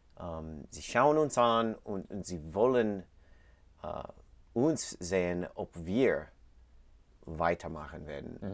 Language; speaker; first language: German; non-native, learner; English